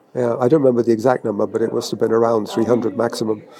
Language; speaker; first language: English; native; English